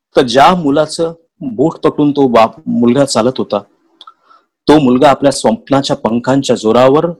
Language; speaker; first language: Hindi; non-native, local second language; Marathi